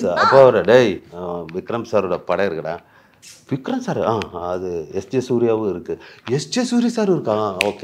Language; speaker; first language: Tamil; non-native, learner; Malayalam